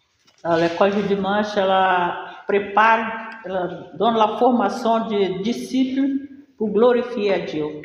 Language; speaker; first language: Portuguese; non-native, learner; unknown